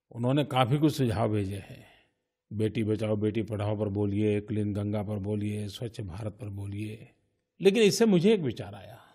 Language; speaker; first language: Hindi; non-native, local second language; Gujarati